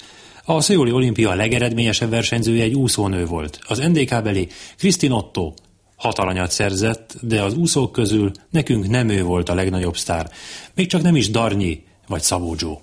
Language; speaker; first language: Hungarian; native; Hungarian